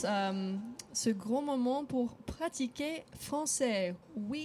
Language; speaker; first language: French; non-native, learner; English